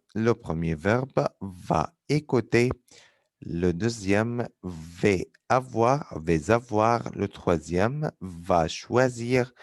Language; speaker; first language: French; non-native, fluent; Arabic